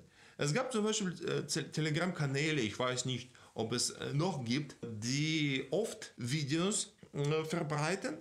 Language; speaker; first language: German; non-native, fluent; Russian